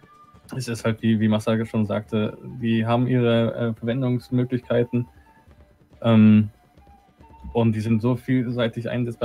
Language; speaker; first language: German; native; German